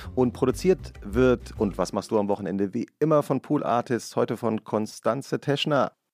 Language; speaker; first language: German; native; German